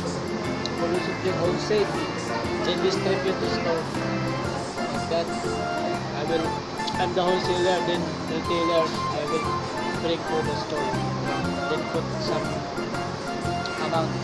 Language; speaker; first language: English; non-native, local second language; Filipino